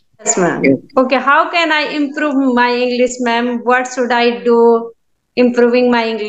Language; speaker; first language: English; non-native, learner; Hindi